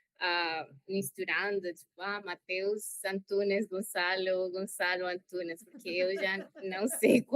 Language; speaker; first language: Portuguese; non-native, learner; Spanish